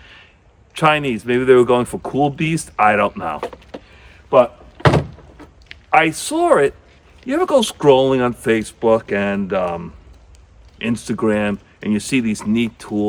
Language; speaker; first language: English; native; English